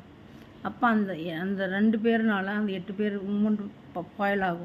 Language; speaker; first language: Tamil; non-native, learner; Malayalam